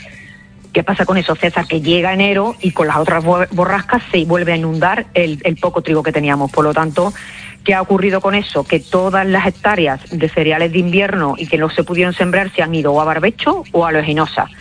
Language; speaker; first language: Spanish; native; Spanish